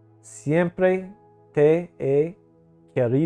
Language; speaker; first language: Spanish; non-native, learner; English